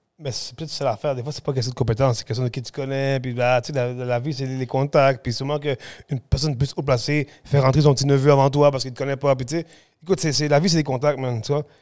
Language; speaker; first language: French; early bilingual, other home language; Spanish